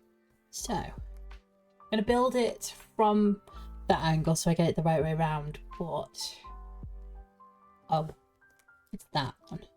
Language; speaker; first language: English; native; English